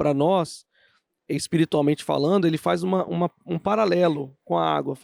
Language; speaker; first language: Portuguese; native; Portuguese